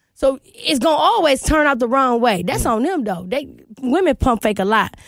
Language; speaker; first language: English; native; English